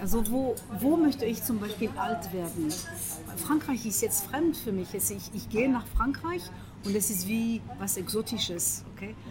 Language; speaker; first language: German; non-native, fluent; French